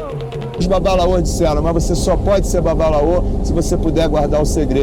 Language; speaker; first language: Portuguese; native; Portuguese